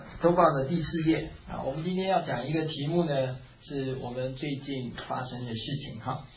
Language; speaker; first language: Chinese; native; Chinese